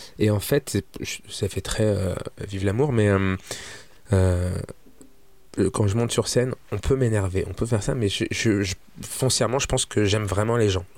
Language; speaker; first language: French; early bilingual, other home language; Arabic